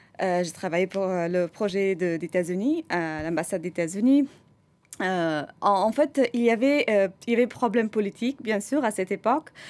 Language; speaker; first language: French; non-native, fluent; Persian